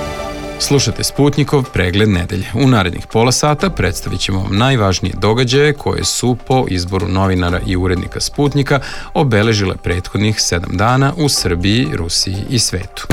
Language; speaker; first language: Serbian; native; Serbian